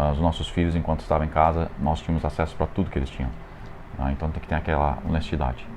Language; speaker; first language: Portuguese; non-native, fluent; English